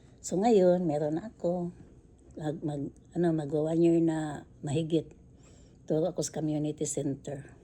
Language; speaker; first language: Filipino; non-native, local second language; Cebuano